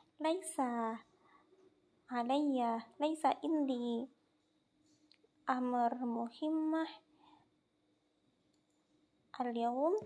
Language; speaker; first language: Arabic; non-native, learner; Indonesian